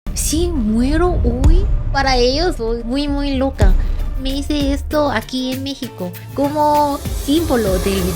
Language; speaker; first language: Spanish; non-native, learner; Korean